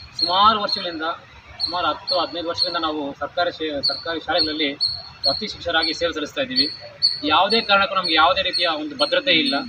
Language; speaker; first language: Kannada; native; Kannada